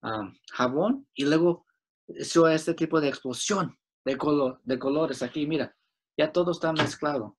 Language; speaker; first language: Spanish; early bilingual, heritage; Spanish